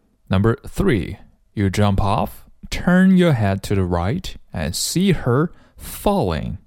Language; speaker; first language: English; non-native, fluent; Chinese